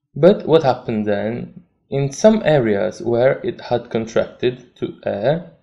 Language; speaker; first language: English; non-native, fluent; Italian